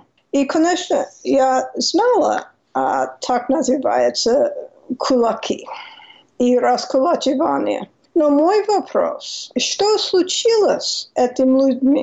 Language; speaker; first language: Russian; non-native, fluent; English